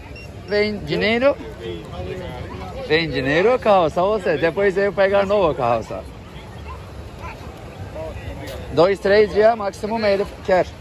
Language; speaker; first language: Portuguese; non-native, learner; Turkish